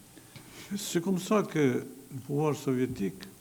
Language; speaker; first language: French; non-native, fluent; Albanian